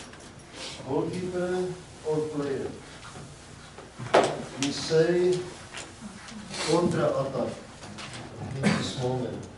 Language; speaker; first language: English; non-native, learner; Czech